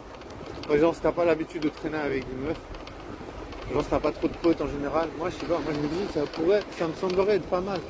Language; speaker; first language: French; native; French